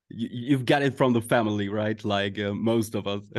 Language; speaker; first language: English; non-native, fluent; German